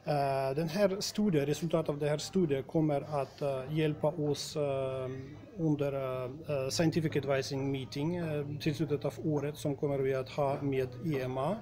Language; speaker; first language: Swedish; non-native, fluent; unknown